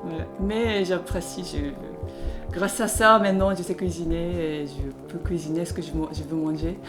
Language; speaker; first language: French; non-native, fluent; Japanese